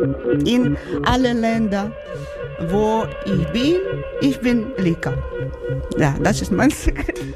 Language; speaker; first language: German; non-native, learner; Ukrainian